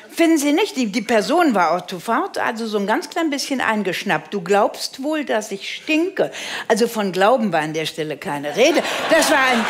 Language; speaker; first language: German; native; German